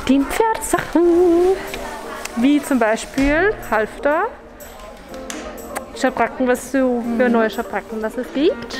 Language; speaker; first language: German; native; German